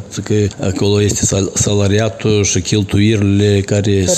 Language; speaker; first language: Romanian; non-native, local second language; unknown